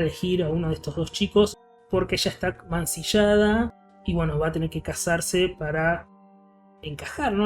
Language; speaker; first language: Spanish; native; Spanish